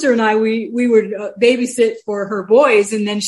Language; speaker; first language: English; native; English